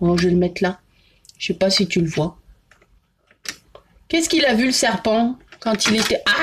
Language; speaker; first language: French; native; French